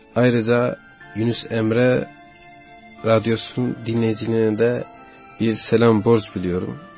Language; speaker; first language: Turkish; non-native, fluent; Albanian